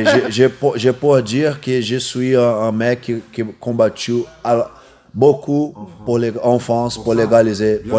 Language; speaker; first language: French; non-native, learner; Portuguese